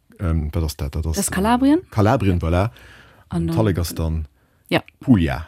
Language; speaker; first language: Luxembourgish; native; Luxembourgish